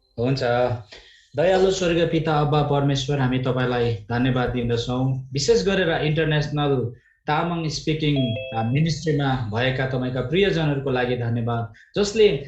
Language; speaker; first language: Nepali; native; Nepali